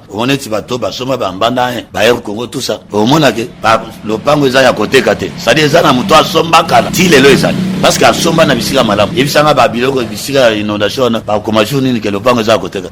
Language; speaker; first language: Lingala; native; Lingala